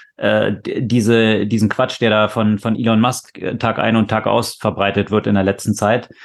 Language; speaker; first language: German; native; German